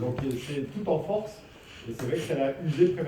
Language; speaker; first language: French; native; French